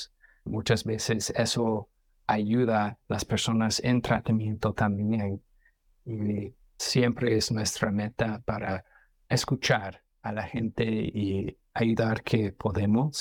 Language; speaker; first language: Spanish; non-native, fluent; English